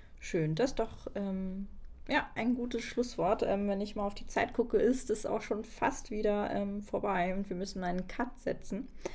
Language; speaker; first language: German; native; German